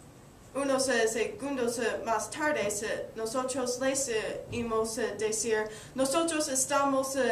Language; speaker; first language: Spanish; non-native, learner; English